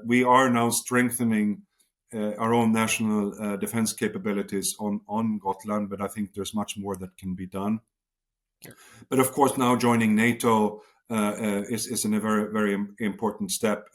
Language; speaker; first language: English; non-native, fluent; Swedish